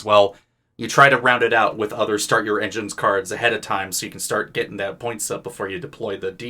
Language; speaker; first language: English; native; English